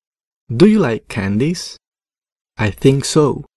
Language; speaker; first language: English; non-native, fluent; Spanish